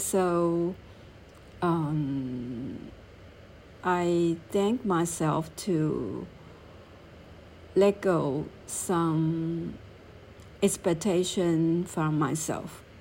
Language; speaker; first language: English; non-native, learner; Chinese